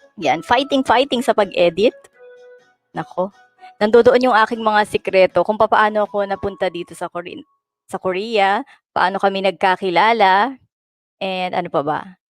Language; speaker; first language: Filipino; native; Filipino